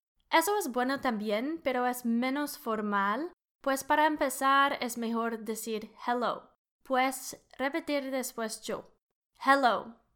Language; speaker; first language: Spanish; non-native, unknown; English